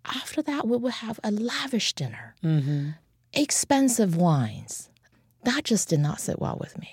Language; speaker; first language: English; non-native, fluent; Chinese